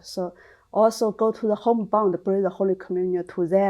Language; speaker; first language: English; non-native, learner; Chinese